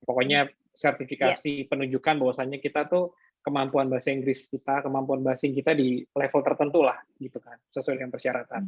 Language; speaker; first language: Indonesian; native; Indonesian